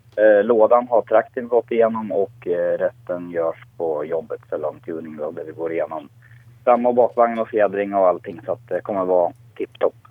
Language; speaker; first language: Swedish; native; Swedish